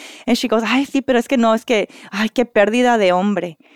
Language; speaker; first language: Spanish; early bilingual, heritage; Spanish